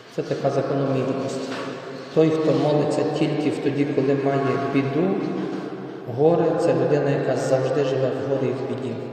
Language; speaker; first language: Ukrainian; non-native, fluent; Polish